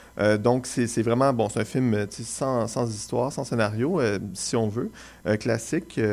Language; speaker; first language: French; native; French